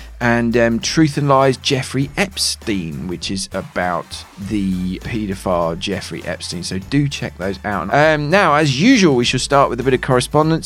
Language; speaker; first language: English; native; English